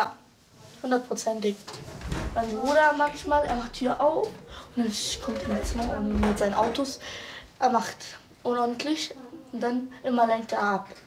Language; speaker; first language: German; early bilingual, other home language; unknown